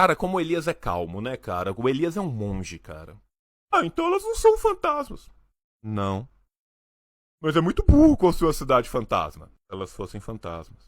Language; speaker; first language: Portuguese; native; Portuguese